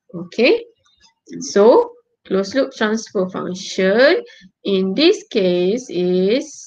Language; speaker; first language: English; non-native, local second language; Malay